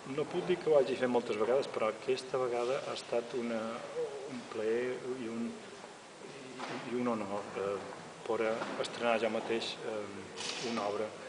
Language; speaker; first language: Catalan; native; Catalan